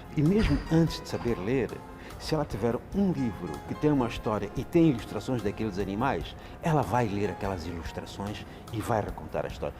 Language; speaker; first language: Portuguese; non-native, local second language; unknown